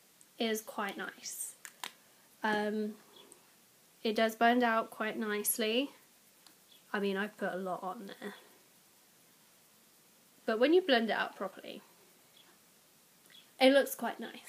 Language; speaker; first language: English; native; English